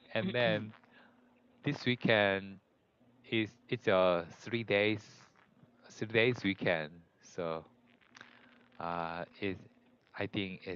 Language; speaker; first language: English; non-native, learner; Korean